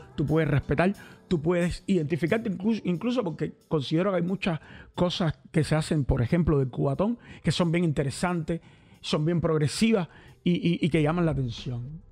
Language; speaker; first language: Spanish; native; Spanish